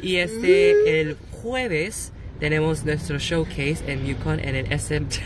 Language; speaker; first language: Spanish; non-native, learner; Korean